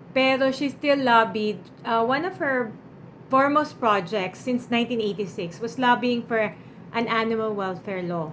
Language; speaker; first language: English; non-native, local second language; Filipino